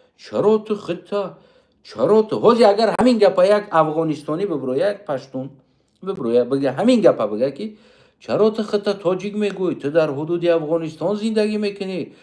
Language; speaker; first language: Tajik; native; Tajik